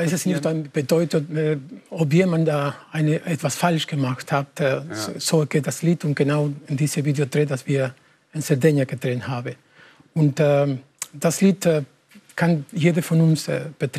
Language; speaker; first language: German; non-native, learner; Spanish